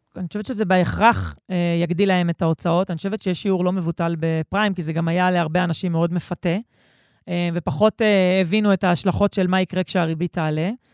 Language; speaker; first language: Hebrew; native; Hebrew